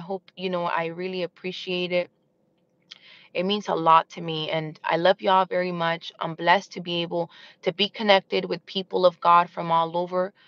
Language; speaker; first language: English; native; English